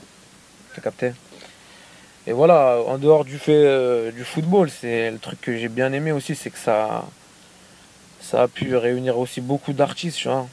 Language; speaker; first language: French; native; French